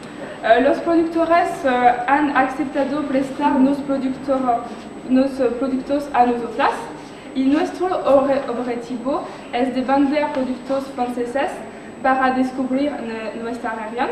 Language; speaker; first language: Spanish; non-native, learner; French